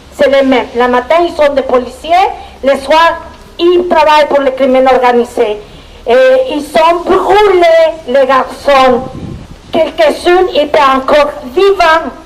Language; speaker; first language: French; non-native, fluent; Spanish